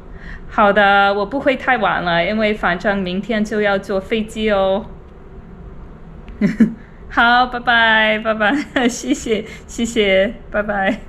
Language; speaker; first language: Chinese; non-native, fluent; English